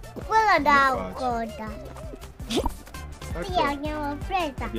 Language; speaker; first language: Italian; early bilingual, heritage; Italian